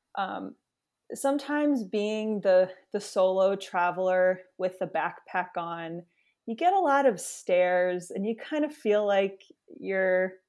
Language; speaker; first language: English; native; English